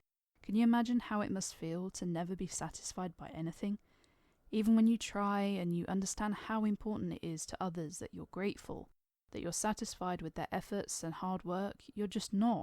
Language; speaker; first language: English; native; English